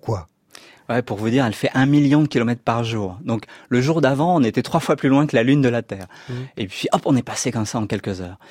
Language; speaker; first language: French; native; French